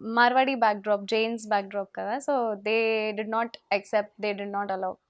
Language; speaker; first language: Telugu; non-native, fluent; Hindi